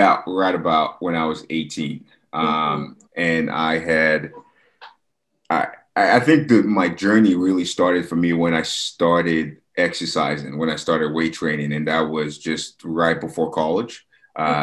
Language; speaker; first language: English; non-native, local second language; Yoruba